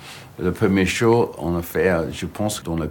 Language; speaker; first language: French; non-native, fluent; English